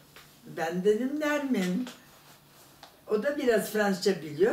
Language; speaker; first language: Turkish; non-native, fluent; German